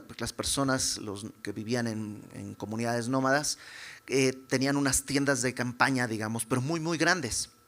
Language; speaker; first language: Spanish; native; Spanish